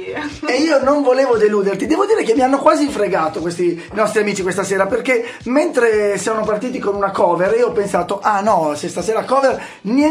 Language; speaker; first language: Italian; native; Italian